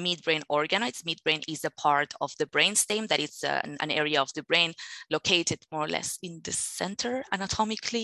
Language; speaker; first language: English; non-native, fluent; Spanish